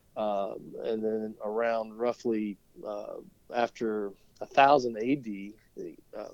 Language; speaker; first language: English; native; English